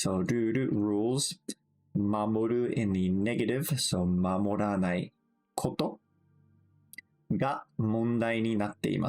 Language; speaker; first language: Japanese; non-native, fluent; English